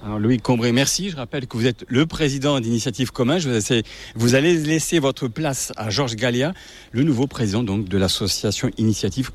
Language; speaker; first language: French; native; French